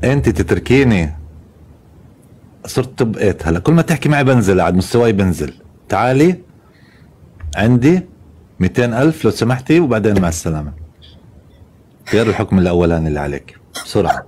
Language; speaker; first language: Arabic; native; Arabic